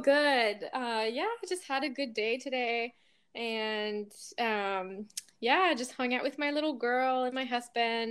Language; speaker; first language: English; non-native, fluent; French